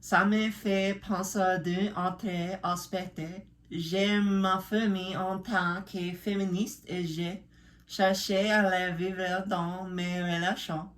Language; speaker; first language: French; non-native, learner; English